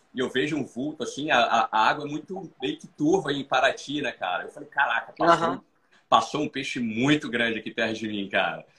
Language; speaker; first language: Portuguese; native; Portuguese